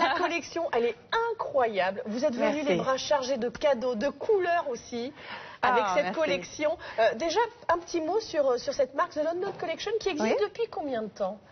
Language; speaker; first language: French; native; French